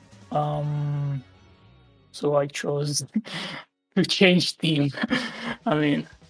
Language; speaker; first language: English; non-native, fluent; Italian